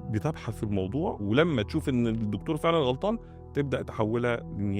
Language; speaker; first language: Arabic; native; Arabic